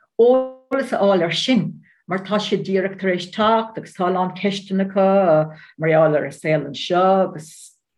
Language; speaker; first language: Irish; non-native, learner; Dutch